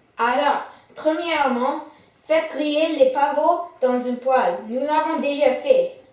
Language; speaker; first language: French; non-native, learner; English